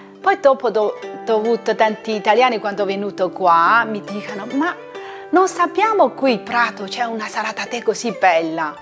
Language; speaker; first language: Italian; non-native, learner; Chinese